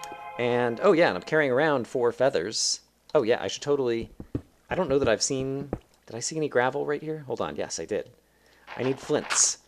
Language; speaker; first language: English; native; English